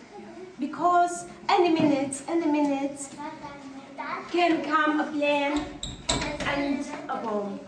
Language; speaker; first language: English; non-native, learner; Arabic